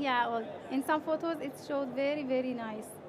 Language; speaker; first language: English; non-native, fluent; Persian